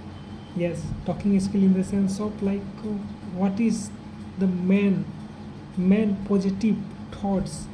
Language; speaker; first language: English; non-native, learner; Hindi